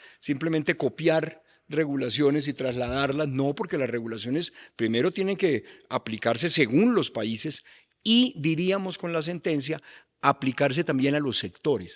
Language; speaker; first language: Spanish; native; Spanish